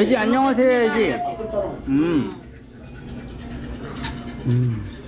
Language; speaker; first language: Korean; native; Korean